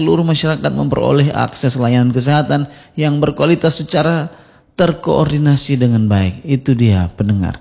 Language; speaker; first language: Indonesian; non-native, local second language; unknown